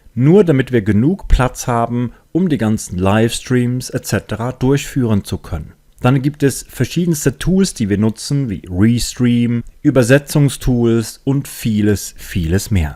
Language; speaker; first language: German; native; German